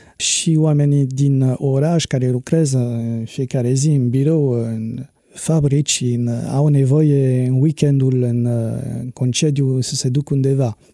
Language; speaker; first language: Romanian; non-native, fluent; French